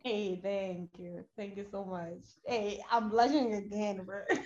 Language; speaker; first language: English; non-native, fluent; Portuguese